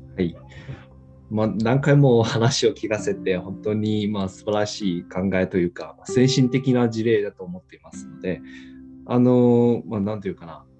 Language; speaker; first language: Japanese; non-native, fluent; Chinese